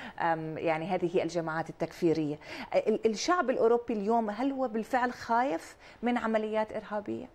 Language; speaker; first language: Arabic; native; Arabic